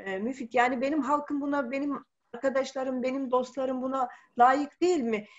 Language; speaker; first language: Turkish; native; Turkish